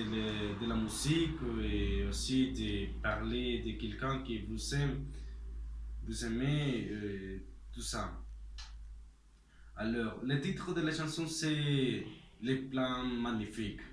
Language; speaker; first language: French; non-native, learner; Spanish